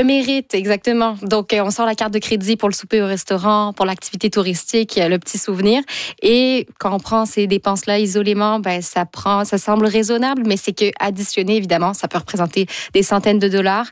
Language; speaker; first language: French; native; French